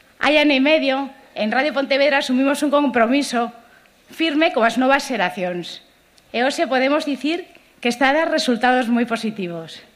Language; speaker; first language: Galician; native; Galician